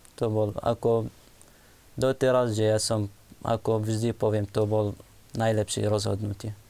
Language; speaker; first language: Slovak; non-native, learner; Arabic